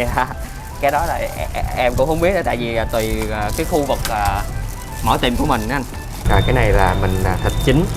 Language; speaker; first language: Vietnamese; native; Vietnamese